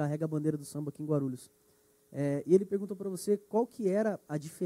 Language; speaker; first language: Portuguese; native; Portuguese